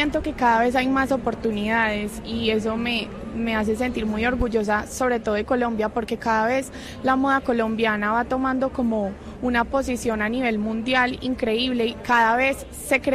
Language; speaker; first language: Spanish; native; Spanish